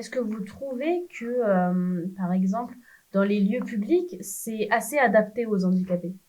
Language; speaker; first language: French; native; French